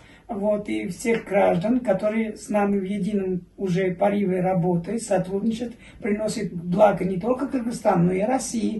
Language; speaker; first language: Russian; native; Russian